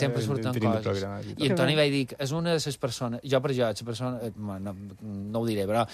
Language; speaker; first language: Catalan; native; Catalan